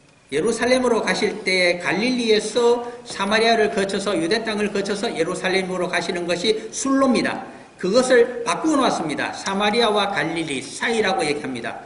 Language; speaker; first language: Korean; native; Korean